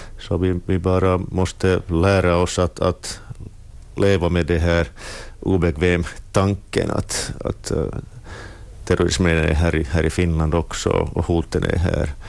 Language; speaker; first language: Swedish; non-native, local second language; Finnish